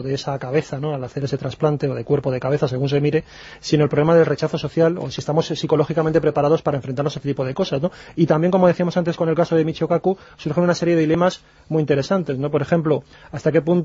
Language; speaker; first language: Spanish; native; Spanish